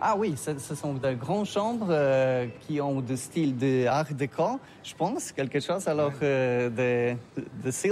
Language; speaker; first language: French; non-native, learner; Polish